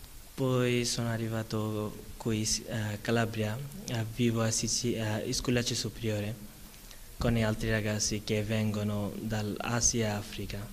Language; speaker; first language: Italian; non-native, learner; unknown